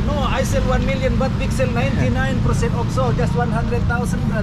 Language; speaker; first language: English; non-native, learner; Indonesian